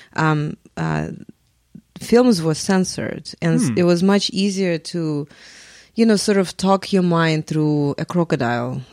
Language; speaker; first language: English; non-native, fluent; Russian